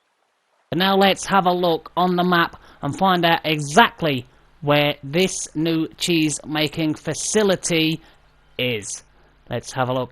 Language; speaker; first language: English; native; English